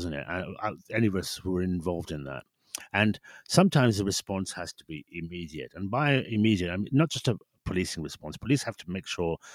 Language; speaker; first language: English; native; English